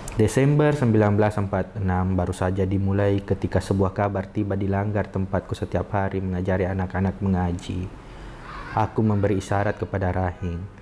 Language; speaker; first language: Indonesian; non-native, local second language; Buginese